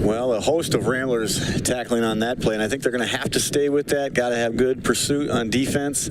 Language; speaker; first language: English; native; English